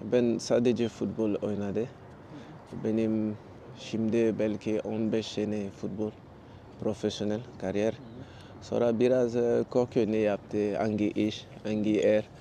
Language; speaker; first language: Turkish; non-native, learner; French